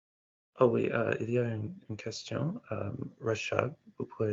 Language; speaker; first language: French; non-native, fluent; English